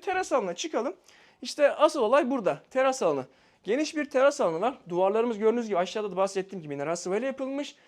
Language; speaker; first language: Turkish; native; Turkish